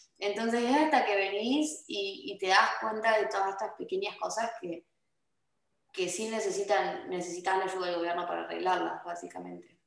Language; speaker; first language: Spanish; native; Spanish